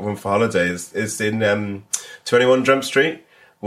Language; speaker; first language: English; native; English